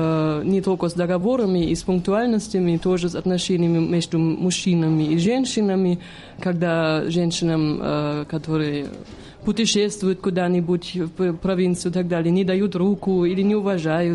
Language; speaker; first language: Russian; non-native, fluent; German